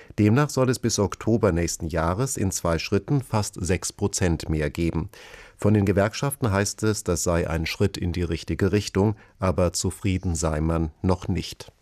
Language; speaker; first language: German; native; German